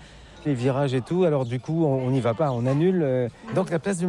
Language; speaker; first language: French; native; French